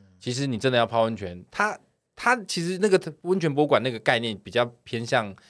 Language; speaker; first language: Chinese; native; Chinese